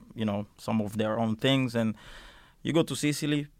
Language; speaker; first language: English; non-native, fluent; Finnish